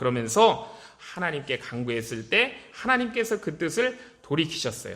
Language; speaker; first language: Korean; native; Korean